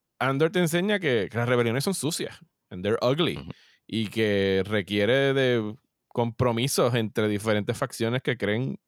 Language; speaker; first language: Spanish; native; Spanish